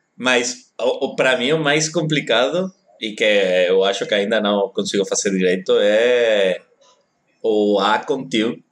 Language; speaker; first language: Portuguese; non-native, fluent; Spanish